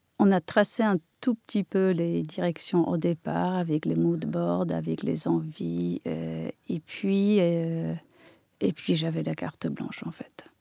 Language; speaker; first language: French; non-native, fluent; Polish